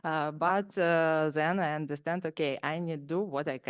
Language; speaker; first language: English; non-native, learner; Ukrainian